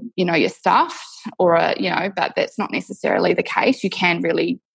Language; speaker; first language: English; native; English